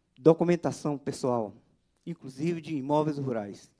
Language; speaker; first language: Portuguese; native; Portuguese